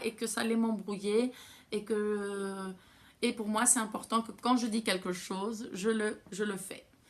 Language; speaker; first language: French; non-native, fluent; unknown